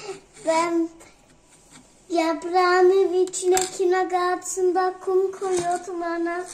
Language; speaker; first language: Turkish; early bilingual, heritage; Turkish